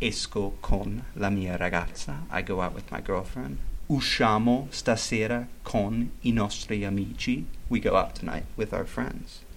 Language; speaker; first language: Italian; non-native, fluent; English